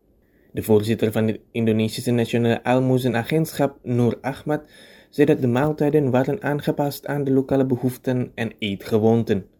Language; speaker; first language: Dutch; non-native, fluent; Indonesian